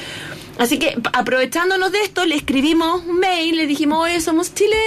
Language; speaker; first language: Spanish; native; Spanish